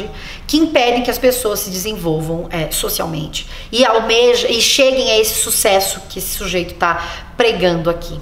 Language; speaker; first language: Portuguese; native; Portuguese